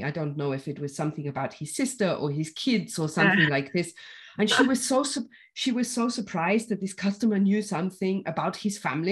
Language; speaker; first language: English; native; English